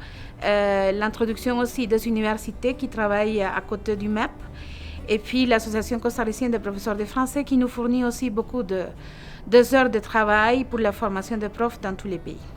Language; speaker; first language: French; non-native, local second language; Spanish